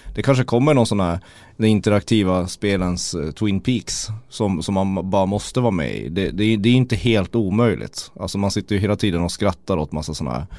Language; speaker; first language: Swedish; native; Swedish